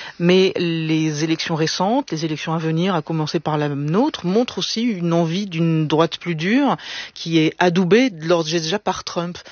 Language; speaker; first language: French; native; French